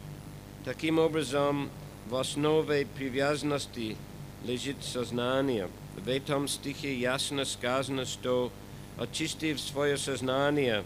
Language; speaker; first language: Russian; non-native, fluent; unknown